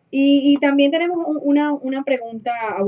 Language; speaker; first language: Spanish; native; Spanish